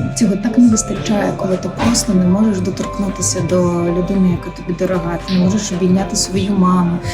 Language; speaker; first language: Ukrainian; native; Ukrainian